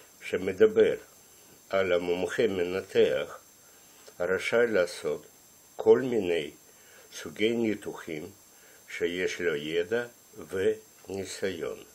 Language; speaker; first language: Hebrew; non-native, fluent; Russian